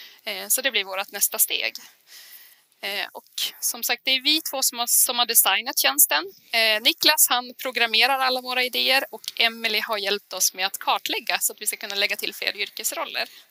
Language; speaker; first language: Swedish; native; Swedish